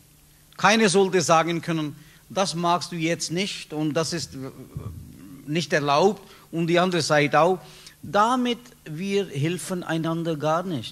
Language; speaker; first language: German; non-native, learner; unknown